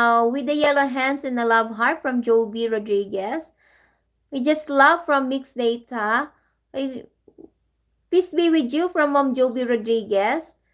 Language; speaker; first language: English; non-native, local second language; Filipino